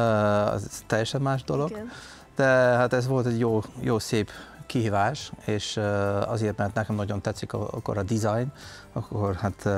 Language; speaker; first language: Hungarian; non-native, fluent; Dutch